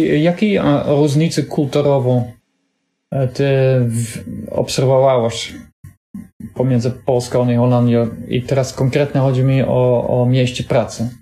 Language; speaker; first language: Polish; non-native, learner; Dutch